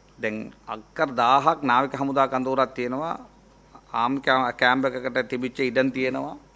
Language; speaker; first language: Sinhala; non-native, local second language; Tamil